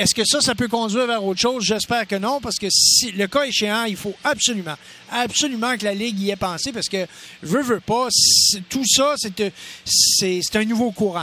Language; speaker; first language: French; native; French